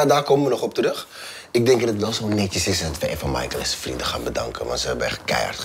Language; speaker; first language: Dutch; native; Dutch